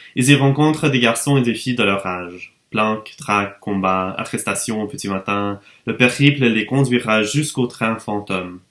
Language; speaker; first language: French; non-native, fluent; English